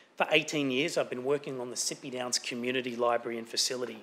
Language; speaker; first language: English; native; English